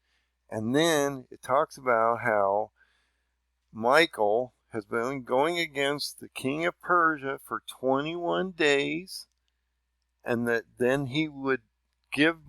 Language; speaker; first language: English; native; English